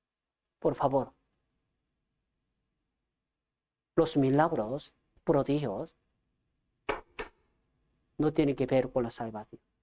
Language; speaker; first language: Spanish; non-native, fluent; Korean